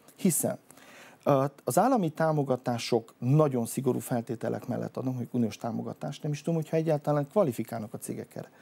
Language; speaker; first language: Hungarian; native; Hungarian